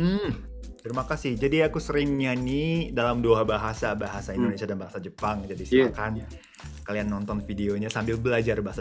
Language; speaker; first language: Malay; non-native, fluent; Japanese